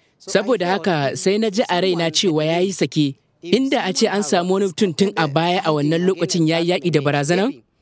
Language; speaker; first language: Hausa; native; Hausa